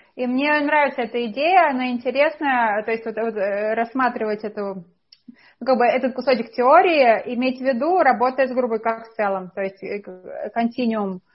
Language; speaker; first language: Russian; native; Russian